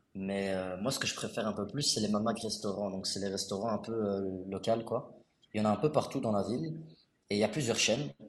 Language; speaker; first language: French; native; French